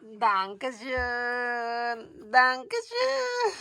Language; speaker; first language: German; non-native, learner; Thai